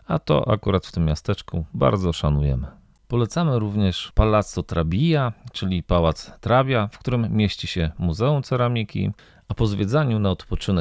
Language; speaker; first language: Polish; native; Polish